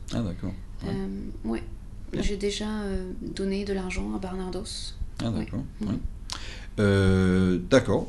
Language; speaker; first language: French; non-native, fluent; English